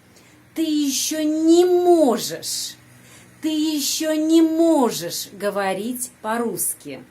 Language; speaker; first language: Russian; non-native, fluent; Indonesian